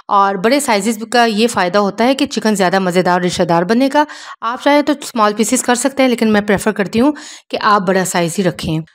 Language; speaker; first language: Urdu; native; Urdu